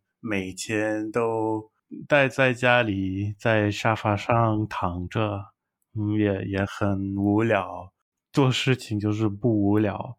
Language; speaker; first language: Chinese; non-native, learner; English